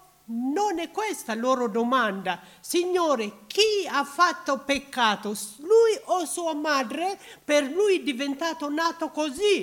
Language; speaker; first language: Italian; non-native, learner; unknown